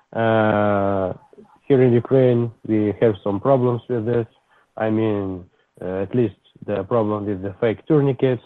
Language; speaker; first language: English; non-native, learner; Ukrainian